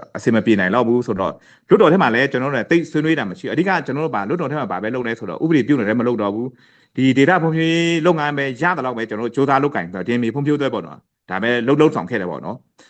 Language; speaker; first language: Burmese; non-native, local second language; Pa'o Karen